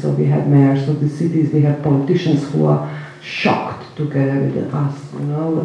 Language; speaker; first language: English; non-native, fluent; Croatian